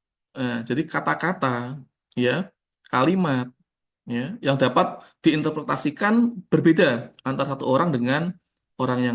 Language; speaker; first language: Indonesian; native; Indonesian